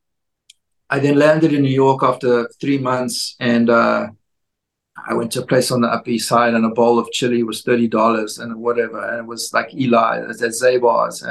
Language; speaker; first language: English; native; English